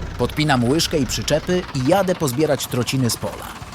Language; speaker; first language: Polish; native; Polish